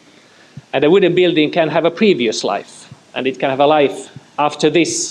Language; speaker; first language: English; non-native, fluent; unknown